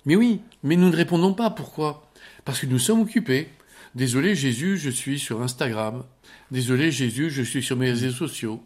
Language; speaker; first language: French; native; French